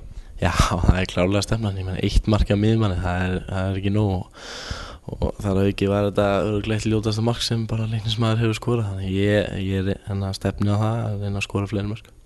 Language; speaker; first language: Icelandic; native; Icelandic